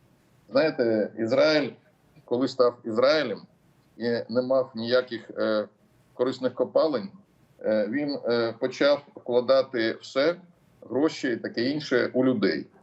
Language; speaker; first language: Ukrainian; non-native, local second language; Russian